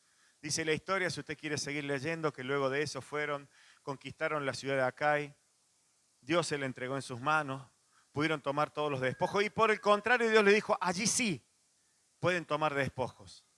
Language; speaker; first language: Spanish; native; Spanish